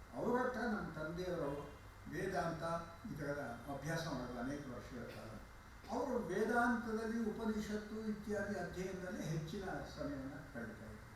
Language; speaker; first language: Kannada; non-native, local second language; Telugu